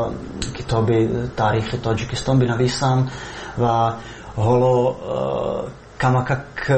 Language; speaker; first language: Persian; non-native, fluent; Czech